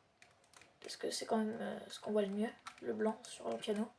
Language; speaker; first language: French; native; French